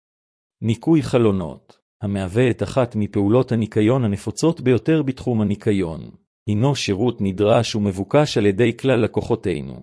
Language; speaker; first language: Hebrew; native; Hebrew